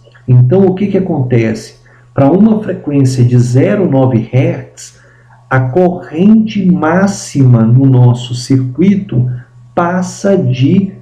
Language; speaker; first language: Portuguese; native; Portuguese